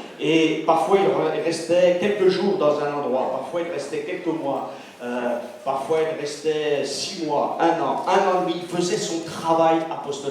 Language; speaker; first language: French; native; French